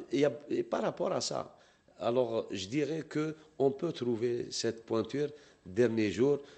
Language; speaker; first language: French; non-native, local second language; Arabic